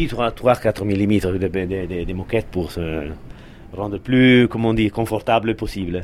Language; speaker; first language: French; non-native, learner; Italian